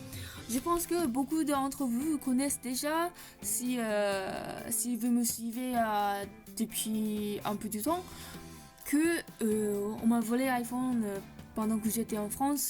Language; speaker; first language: French; non-native, learner; Japanese